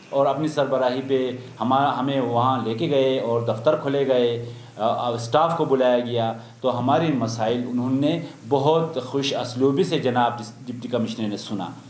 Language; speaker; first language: Urdu; non-native, local second language; Khowar